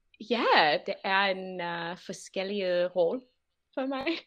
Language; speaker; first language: Danish; non-native, learner; English